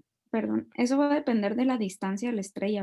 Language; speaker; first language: Spanish; native; Spanish